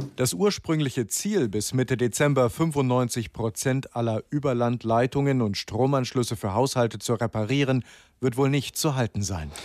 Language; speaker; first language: German; native; German